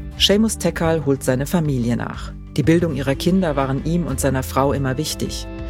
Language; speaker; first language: German; native; German